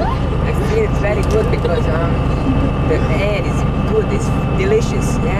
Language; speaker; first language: English; non-native, learner; Hungarian